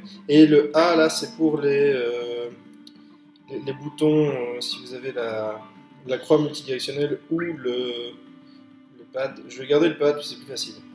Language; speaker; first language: French; native; French